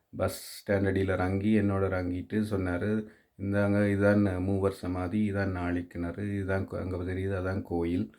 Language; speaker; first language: Tamil; native; Tamil